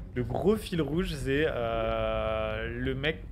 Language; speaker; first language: French; native; French